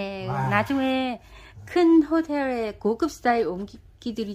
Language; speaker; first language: Korean; non-native, learner; Vietnamese